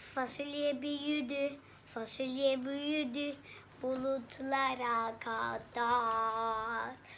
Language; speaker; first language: Turkish; native; Turkish